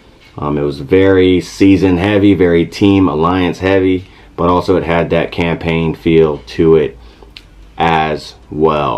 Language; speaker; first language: English; native; English